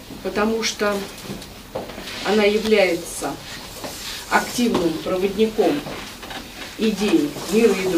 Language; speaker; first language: Russian; native; Russian